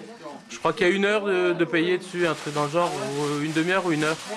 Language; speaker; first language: French; native; French